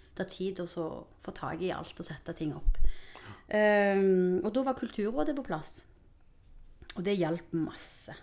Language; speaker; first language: Norwegian; early bilingual, other home language; Spanish